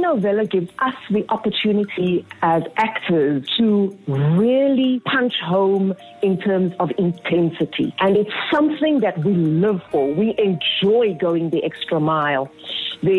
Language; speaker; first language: English; native; English